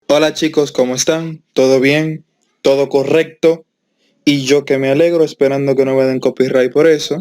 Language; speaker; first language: Spanish; native; Spanish